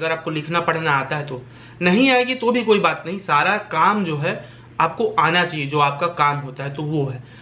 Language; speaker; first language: Hindi; native; Hindi